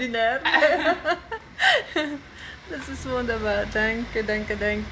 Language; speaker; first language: German; non-native, learner; Portuguese